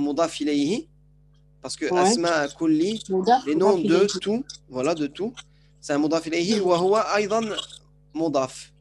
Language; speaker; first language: French; native; French